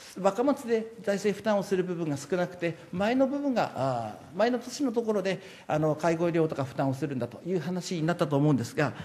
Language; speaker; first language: Japanese; native; Japanese